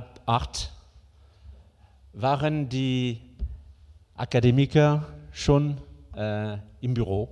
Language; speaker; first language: German; non-native, fluent; French